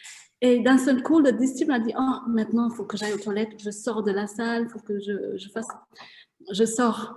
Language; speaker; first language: French; non-native, fluent; Vietnamese